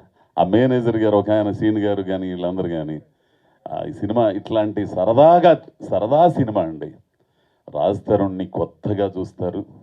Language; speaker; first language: Telugu; native; Telugu